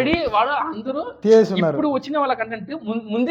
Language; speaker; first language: Telugu; non-native, local second language; Tamil